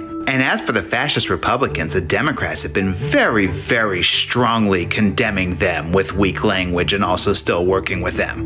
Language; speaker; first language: English; native; English